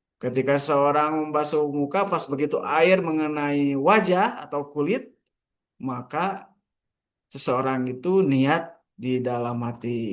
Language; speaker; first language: Indonesian; non-native, local second language; Sundanese